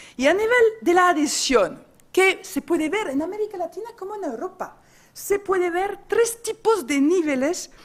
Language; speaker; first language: Spanish; non-native, fluent; French